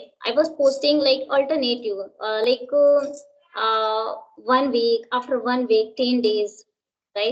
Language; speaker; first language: English; non-native, local second language; Hindi